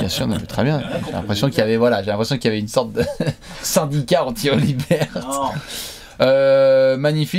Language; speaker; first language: French; native; French